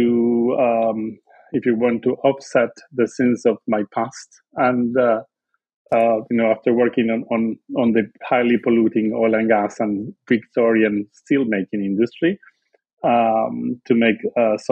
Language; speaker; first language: English; non-native, fluent; Spanish